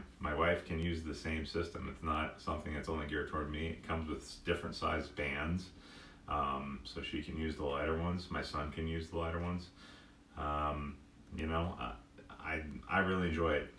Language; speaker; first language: English; native; English